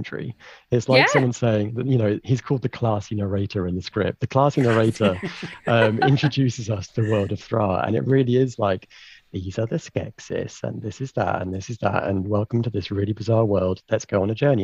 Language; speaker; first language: English; native; English